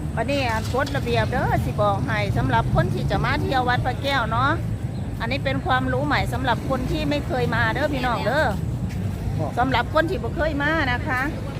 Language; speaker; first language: Thai; native; Thai